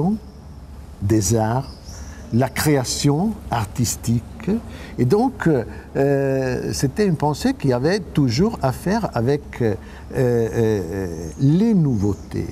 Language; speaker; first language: French; non-native, fluent; Italian